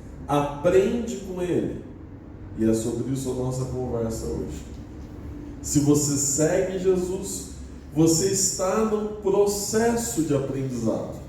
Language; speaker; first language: Portuguese; native; Portuguese